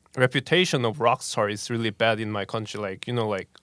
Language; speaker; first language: English; non-native, fluent; Korean